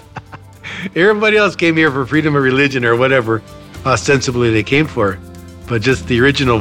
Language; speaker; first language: English; native; English